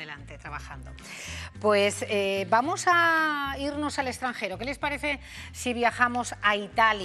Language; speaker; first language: Spanish; native; Spanish